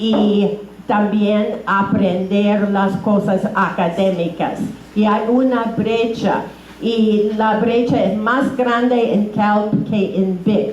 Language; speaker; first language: Spanish; non-native, fluent; English